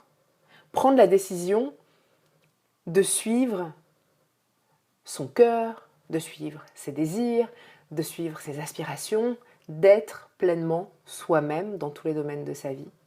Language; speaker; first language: French; native; French